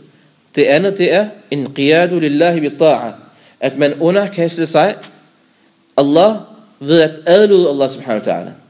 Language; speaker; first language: Danish; non-native, fluent; Arabic